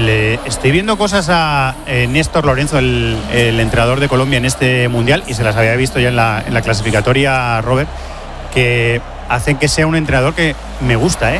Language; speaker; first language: Spanish; native; Spanish